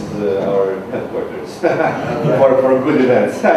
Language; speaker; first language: English; non-native, learner; Romanian